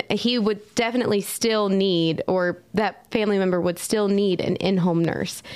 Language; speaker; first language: English; native; English